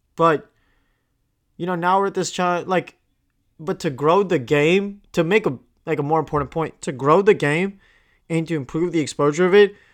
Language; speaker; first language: English; non-native, local second language; Tamil